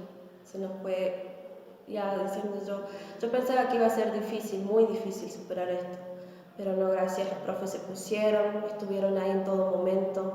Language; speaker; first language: Spanish; native; Spanish